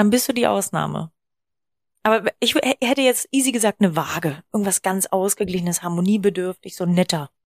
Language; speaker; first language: German; native; German